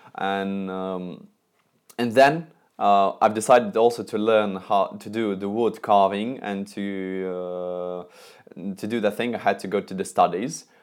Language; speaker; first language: English; non-native, fluent; Russian